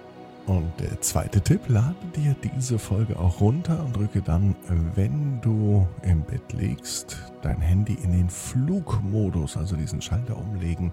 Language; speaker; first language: German; native; German